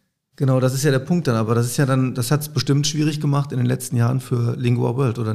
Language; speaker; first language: German; native; German